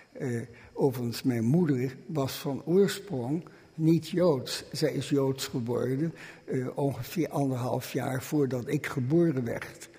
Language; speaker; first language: Dutch; early bilingual, other home language; German